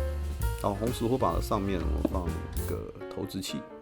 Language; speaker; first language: Chinese; native; Chinese